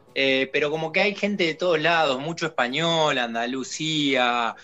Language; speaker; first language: Spanish; native; Spanish